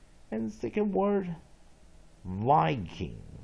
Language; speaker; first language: English; non-native, fluent; Chinese